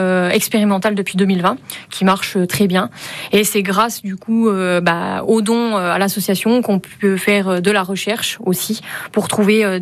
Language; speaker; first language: French; native; French